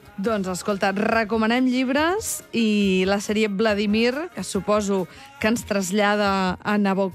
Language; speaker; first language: Catalan; native; Catalan